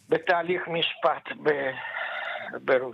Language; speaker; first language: Hebrew; non-native, fluent; Russian